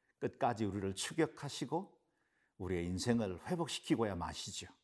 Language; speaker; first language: Korean; native; Korean